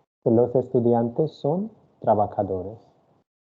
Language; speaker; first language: Spanish; non-native, fluent; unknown